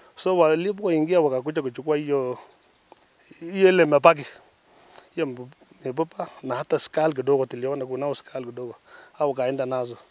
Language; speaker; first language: Swahili; non-native, local second language; Kalenjin